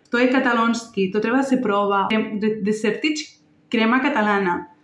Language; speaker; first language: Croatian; non-native, learner; Spanish